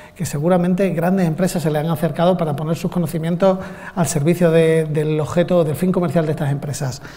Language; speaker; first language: Spanish; native; Spanish